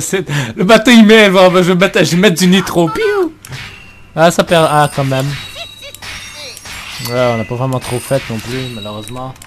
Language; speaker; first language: French; native; French